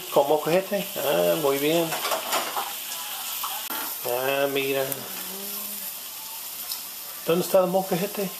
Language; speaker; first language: Spanish; non-native, learner; English